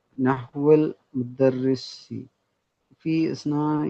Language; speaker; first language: Arabic; non-native, learner; Urdu